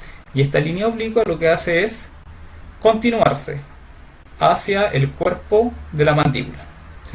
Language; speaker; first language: Spanish; native; Spanish